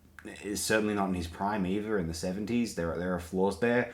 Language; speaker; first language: English; native; English